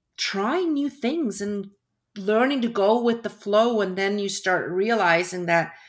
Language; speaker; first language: English; early bilingual, other home language; German